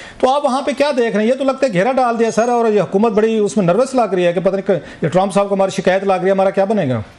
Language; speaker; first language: Urdu; non-native, local second language; Punjabi